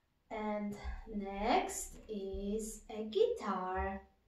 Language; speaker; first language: English; non-native, fluent; Polish